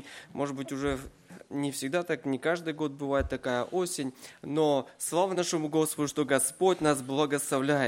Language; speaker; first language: Russian; native; Russian